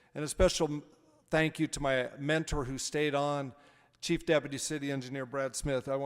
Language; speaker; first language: English; native; English